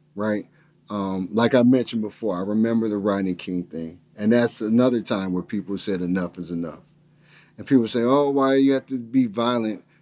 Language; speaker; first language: English; native; English